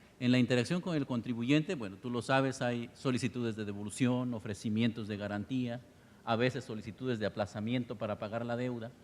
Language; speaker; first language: Spanish; native; Spanish